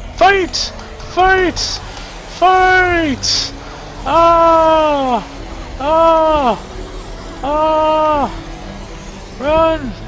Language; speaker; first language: English; native; English